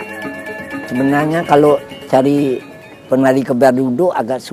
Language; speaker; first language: Indonesian; non-native, local second language; Balinese